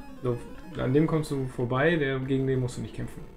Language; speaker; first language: German; native; German